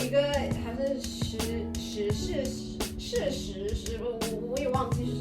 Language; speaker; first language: Chinese; non-native, fluent; English